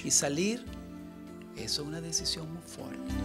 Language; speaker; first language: Portuguese; non-native, learner; Spanish